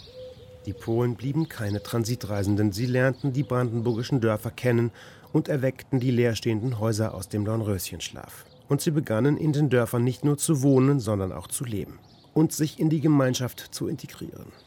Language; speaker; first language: German; native; German